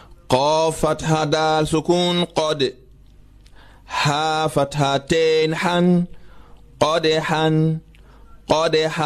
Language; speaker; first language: Arabic; non-native, fluent; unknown